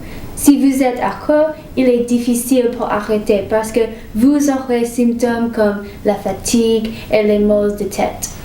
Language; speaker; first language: French; non-native, learner; English